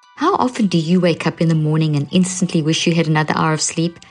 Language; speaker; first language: English; native; English